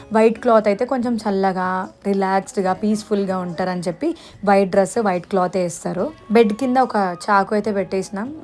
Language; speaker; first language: Telugu; non-native, local second language; Lambadi